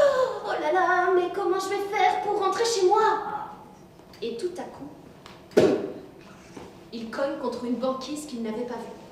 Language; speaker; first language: French; native; French